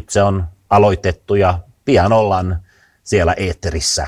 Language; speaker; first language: Finnish; early bilingual, heritage; Finnish